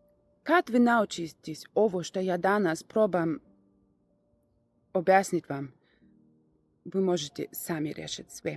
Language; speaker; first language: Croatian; non-native, learner; Russian